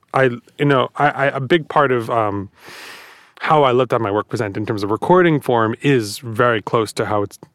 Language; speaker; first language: English; native; English